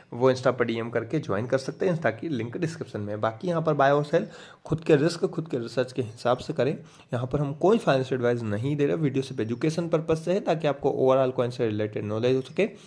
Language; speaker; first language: Hindi; native; Hindi